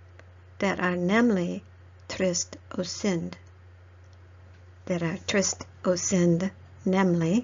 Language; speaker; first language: Norwegian; non-native, learner; English